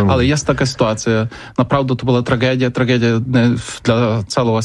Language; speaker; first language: Polish; non-native, learner; Ukrainian